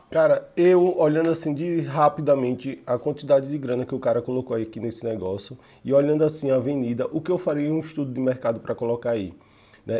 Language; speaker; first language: Portuguese; native; Portuguese